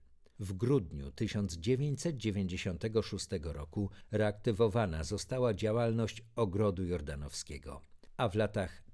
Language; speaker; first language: Polish; native; Polish